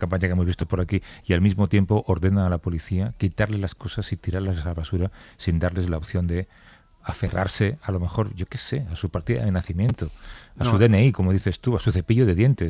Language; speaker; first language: Spanish; native; Spanish